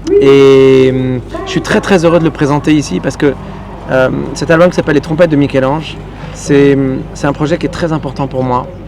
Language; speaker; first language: French; early bilingual, other home language; Arabic